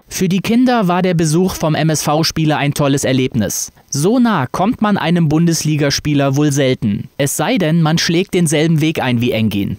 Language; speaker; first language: German; native; German